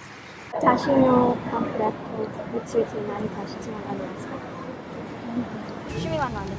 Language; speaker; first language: Japanese; non-native, learner; English